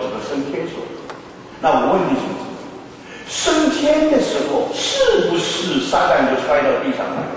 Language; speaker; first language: Chinese; native; Chinese